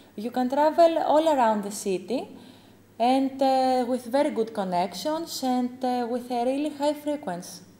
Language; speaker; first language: English; non-native, fluent; Greek